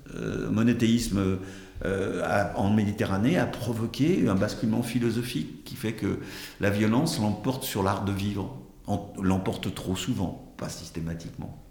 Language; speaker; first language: French; native; French